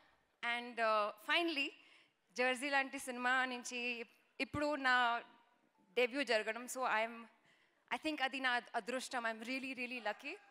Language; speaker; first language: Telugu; non-native, learner; Kannada